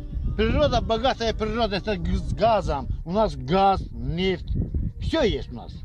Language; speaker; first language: Russian; non-native, fluent; Azerbaijani